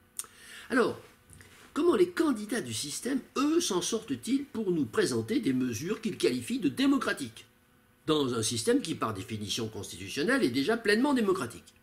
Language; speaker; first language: French; native; French